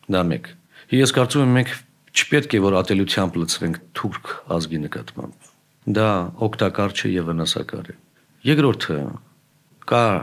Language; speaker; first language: Armenian; native; Armenian